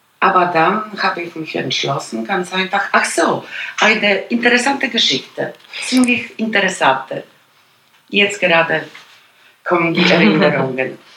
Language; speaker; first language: German; non-native, fluent; Polish